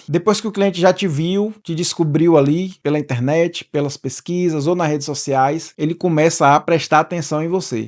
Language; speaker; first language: Portuguese; native; Portuguese